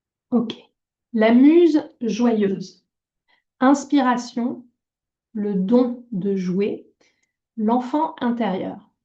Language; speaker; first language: French; native; French